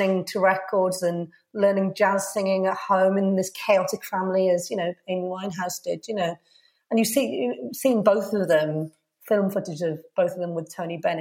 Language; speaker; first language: English; native; English